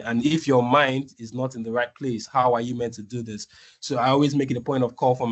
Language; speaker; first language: English; non-native, local second language; Yoruba